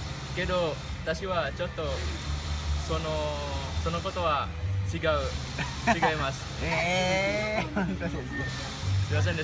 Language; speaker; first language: Japanese; non-native, learner; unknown